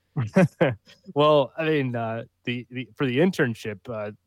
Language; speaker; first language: English; native; English